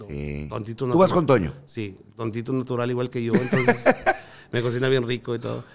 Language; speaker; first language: Spanish; native; Spanish